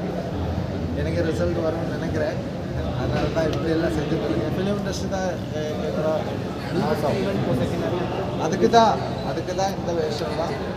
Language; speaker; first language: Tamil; non-native, local second language; Malayalam